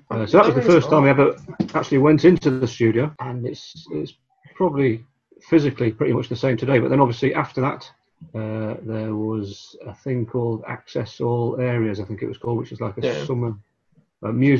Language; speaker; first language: English; native; English